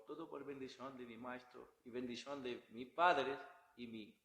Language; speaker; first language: Spanish; non-native, learner; Bangla